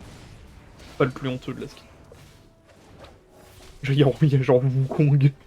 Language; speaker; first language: French; native; French